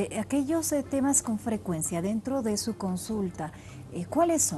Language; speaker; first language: Spanish; native; Spanish